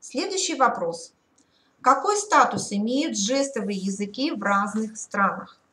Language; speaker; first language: Russian; native; Russian